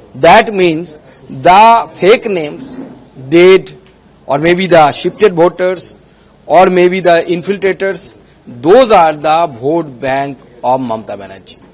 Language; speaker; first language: English; non-native, local second language; Bangla